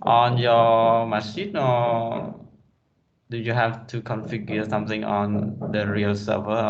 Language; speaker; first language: English; non-native, fluent; Khmer